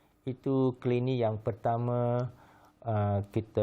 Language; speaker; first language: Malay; non-native, local second language; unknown